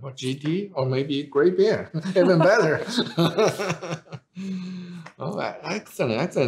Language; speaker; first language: English; non-native, fluent; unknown